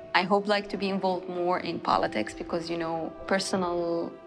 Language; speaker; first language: English; non-native, fluent; Arabic